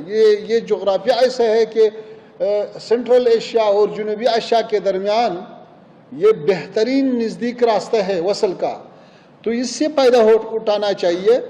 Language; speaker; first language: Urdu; non-native, fluent; Pashto